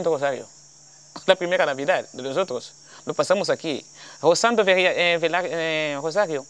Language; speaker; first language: Spanish; non-native, fluent; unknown